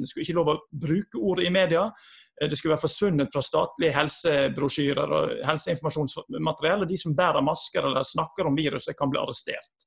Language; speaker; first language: Norwegian; native; Norwegian